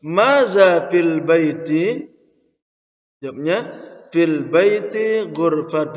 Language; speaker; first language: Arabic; non-native, fluent; Indonesian